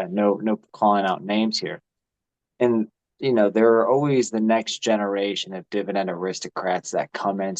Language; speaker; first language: English; native; English